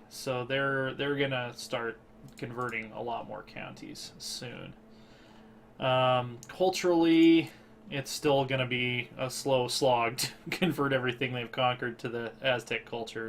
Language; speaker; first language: English; native; English